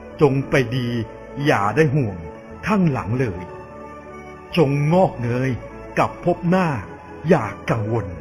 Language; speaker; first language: Thai; native; Thai